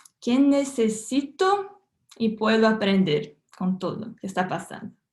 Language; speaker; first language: Spanish; non-native, fluent; Portuguese